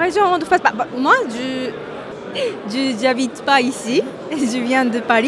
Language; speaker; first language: French; non-native, fluent; Japanese